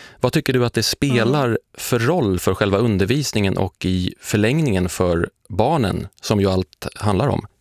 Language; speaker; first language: Swedish; native; Swedish